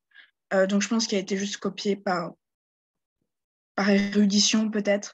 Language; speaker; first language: French; native; French